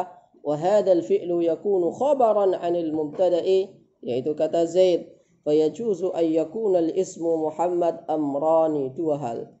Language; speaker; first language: Arabic; non-native, fluent; Indonesian